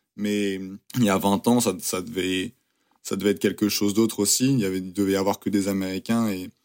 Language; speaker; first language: French; native; French